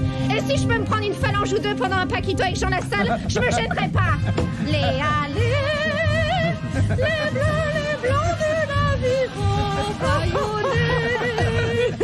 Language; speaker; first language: French; native; French